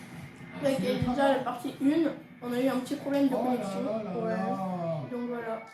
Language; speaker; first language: French; native; French